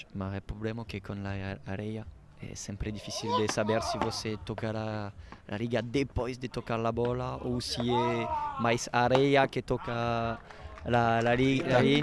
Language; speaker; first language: Portuguese; non-native, learner; French